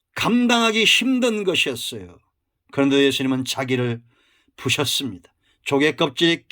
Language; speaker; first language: Korean; native; Korean